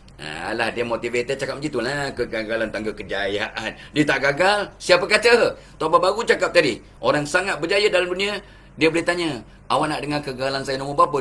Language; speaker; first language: Malay; native; Malay